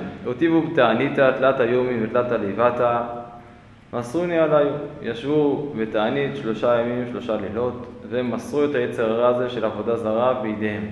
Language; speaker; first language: Hebrew; native; Hebrew